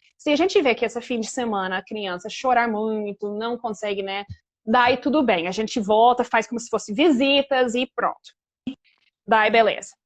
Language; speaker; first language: Portuguese; non-native, fluent; English